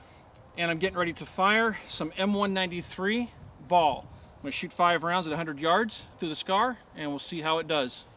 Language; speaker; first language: English; native; English